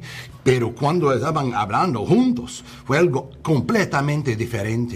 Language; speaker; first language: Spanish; non-native, fluent; English